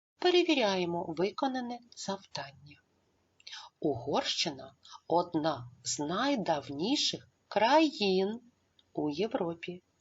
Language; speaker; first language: Ukrainian; native; Ukrainian